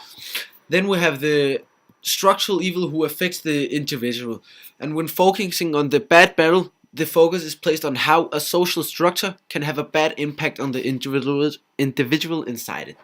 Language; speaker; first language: English; non-native, fluent; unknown